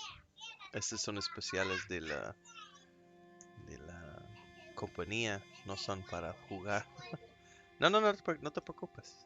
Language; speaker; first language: Spanish; non-native, learner; English